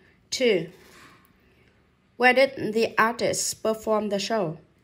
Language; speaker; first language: English; non-native, fluent; Vietnamese